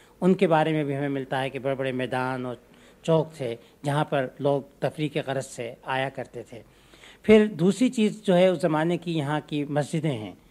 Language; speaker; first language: Urdu; native; Urdu